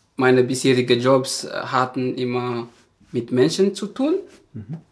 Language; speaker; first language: German; non-native, fluent; Malagasy